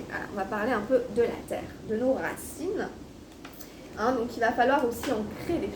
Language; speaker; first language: French; native; French